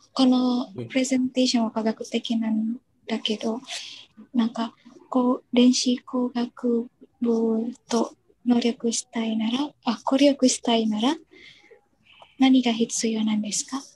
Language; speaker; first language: Japanese; non-native, learner; Indonesian